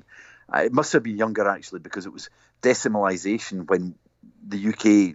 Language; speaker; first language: English; native; English